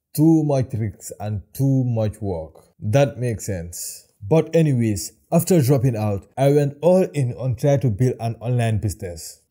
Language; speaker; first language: English; non-native, local second language; Wolof